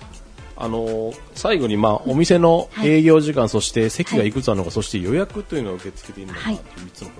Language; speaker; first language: Japanese; non-native, fluent; Korean